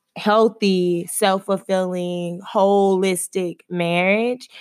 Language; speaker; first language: English; native; English